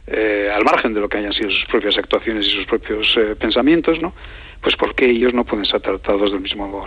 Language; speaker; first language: Spanish; native; Spanish